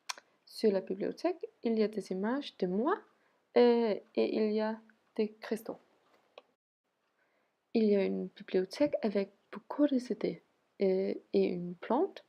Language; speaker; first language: French; non-native, learner; Danish